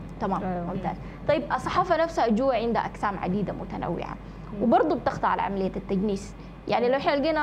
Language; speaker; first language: Arabic; native; Arabic